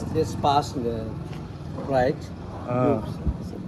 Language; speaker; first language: English; non-native, learner; Indonesian